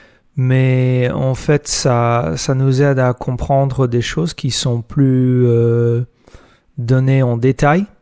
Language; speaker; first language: French; non-native, fluent; English